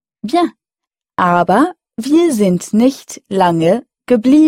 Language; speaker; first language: German; non-native, fluent; French